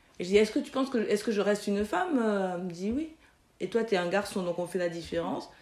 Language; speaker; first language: French; native; French